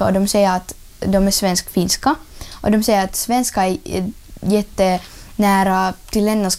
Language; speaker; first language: Swedish; non-native, learner; Russian